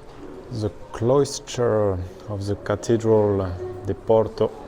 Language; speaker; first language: English; non-native, learner; French